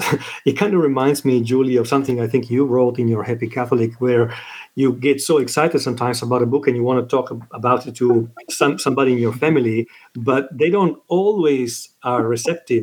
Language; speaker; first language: English; non-native, fluent; Italian